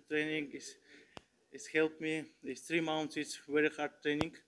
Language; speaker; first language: English; non-native, learner; Turkmen